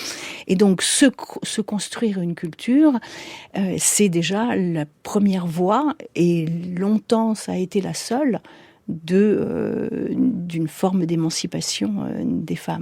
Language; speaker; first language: French; native; French